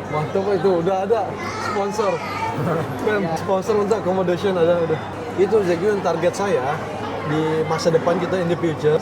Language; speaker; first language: Indonesian; native; Indonesian